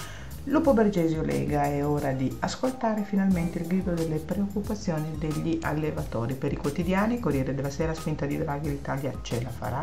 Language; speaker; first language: Italian; native; Italian